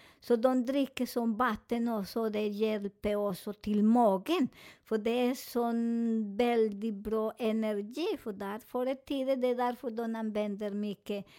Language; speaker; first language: Swedish; non-native, fluent; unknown